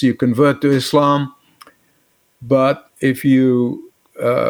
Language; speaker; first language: English; native; English